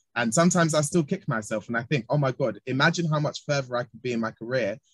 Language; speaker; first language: English; native; English